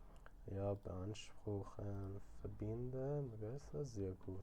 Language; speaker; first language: German; non-native, fluent; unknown